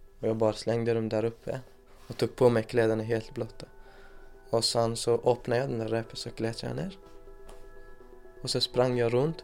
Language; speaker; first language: Swedish; non-native, fluent; Persian